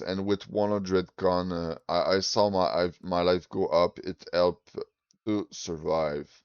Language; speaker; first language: English; non-native, fluent; French